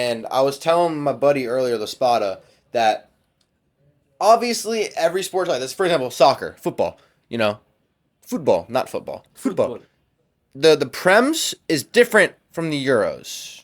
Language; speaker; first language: English; native; English